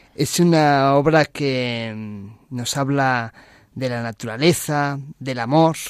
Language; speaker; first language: Spanish; native; Spanish